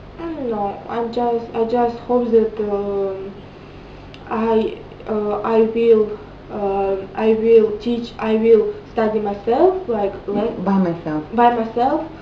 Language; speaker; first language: English; non-native, learner; Russian